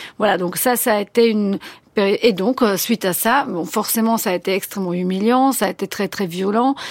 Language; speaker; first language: French; non-native, fluent; Bulgarian